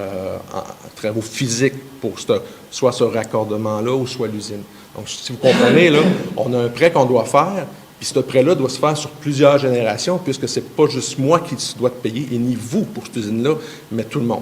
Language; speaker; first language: French; native; French